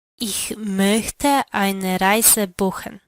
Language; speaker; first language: German; non-native, learner; Polish